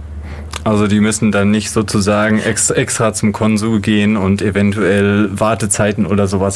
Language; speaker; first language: German; native; German